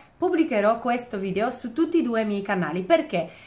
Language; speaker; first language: Italian; non-native, fluent; Polish